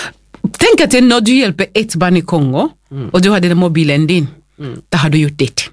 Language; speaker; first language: Norwegian; non-native, fluent; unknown